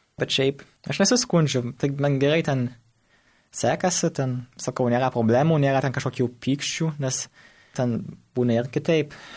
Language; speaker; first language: Lithuanian; early bilingual, heritage; Lithuanian